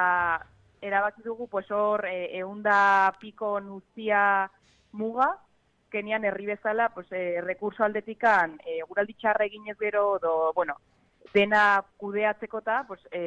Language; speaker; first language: Basque; native; Basque